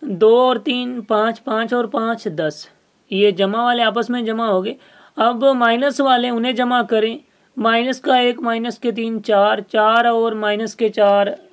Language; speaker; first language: Urdu; non-native, local second language; Sindhi